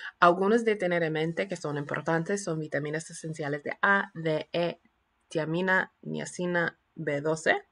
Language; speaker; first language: Spanish; non-native, fluent; English